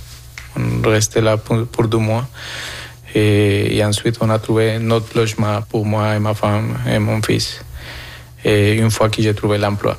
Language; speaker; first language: French; non-native, fluent; Spanish